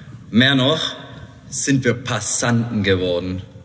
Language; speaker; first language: German; native; German